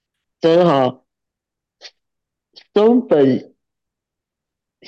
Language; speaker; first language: Chinese; non-native, learner; Japanese